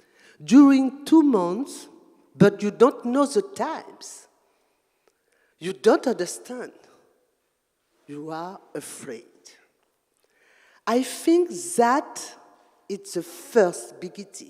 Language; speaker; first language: English; non-native, learner; French